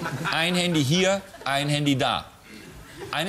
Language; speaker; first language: German; native; German